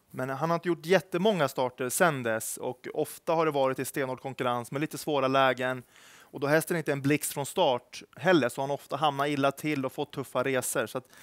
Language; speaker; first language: Swedish; native; Swedish